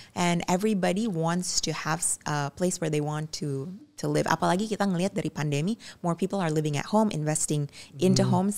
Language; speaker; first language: English; non-native, fluent; Indonesian